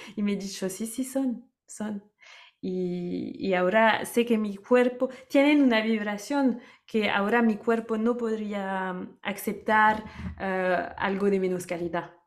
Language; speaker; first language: Spanish; non-native, fluent; French